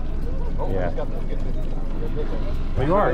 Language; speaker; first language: English; native; English